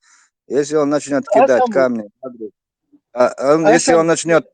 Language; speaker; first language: Russian; non-native, local second language; Chechen